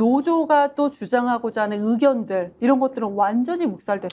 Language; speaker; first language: Korean; native; Korean